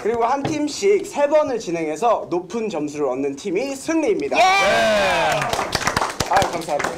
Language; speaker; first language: Korean; native; Korean